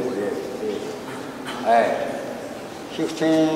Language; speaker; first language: English; non-native, learner; Japanese